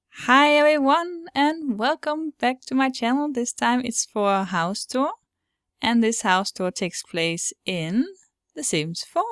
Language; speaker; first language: English; non-native, fluent; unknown